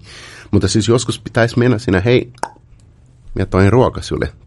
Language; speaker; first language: Finnish; non-native, fluent; Portuguese